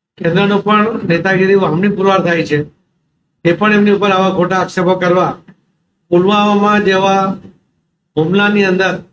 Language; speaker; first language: Gujarati; non-native, local second language; Marathi